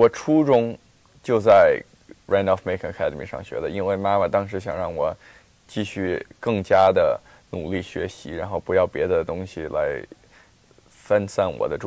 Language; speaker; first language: Chinese; early bilingual, heritage; Chinese